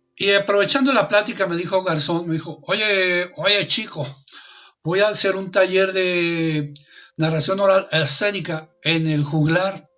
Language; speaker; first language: Spanish; native; Spanish